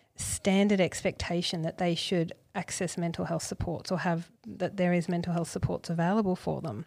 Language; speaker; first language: English; native; English